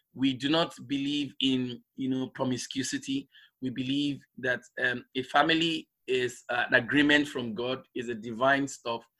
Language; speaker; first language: English; non-native, local second language; Igbo